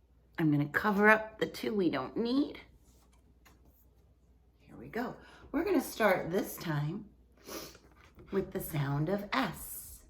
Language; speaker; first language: English; native; English